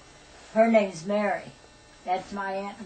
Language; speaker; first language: English; native; English